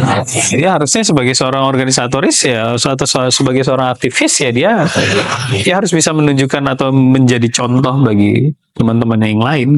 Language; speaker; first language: Indonesian; native; Indonesian